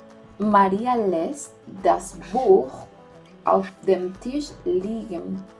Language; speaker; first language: German; non-native, fluent; Spanish